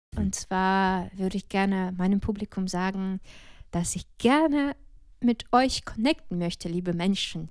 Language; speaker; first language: German; non-native, fluent; Ukrainian